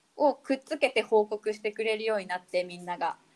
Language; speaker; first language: Japanese; native; Japanese